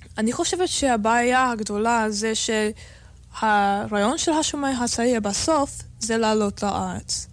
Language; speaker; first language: Hebrew; non-native, learner; English